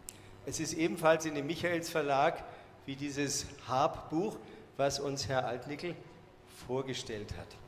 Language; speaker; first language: German; native; German